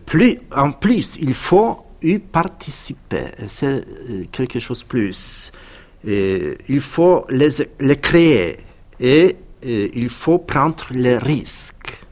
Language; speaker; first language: French; non-native, fluent; Polish